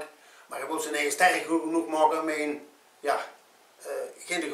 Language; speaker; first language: Dutch; native; Dutch